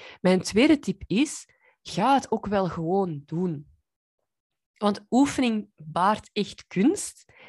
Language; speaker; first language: Dutch; native; Dutch